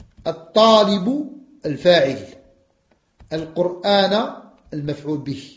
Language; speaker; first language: Arabic; non-native, fluent; French